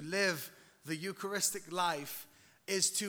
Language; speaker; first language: English; native; English